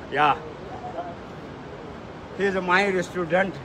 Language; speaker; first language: English; non-native, learner; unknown